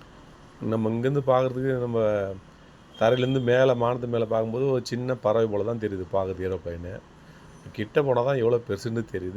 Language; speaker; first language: Tamil; native; Tamil